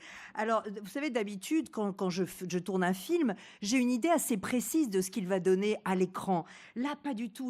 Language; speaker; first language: French; native; French